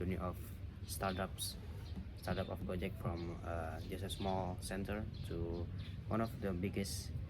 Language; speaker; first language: English; non-native, fluent; Indonesian